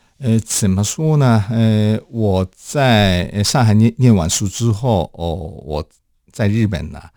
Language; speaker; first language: Chinese; non-native, fluent; Japanese